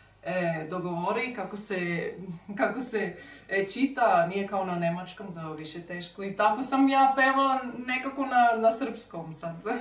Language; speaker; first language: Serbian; non-native, learner; German